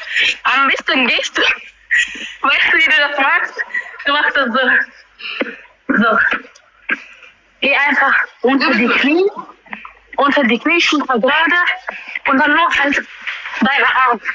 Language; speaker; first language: German; early bilingual, other home language; Amharic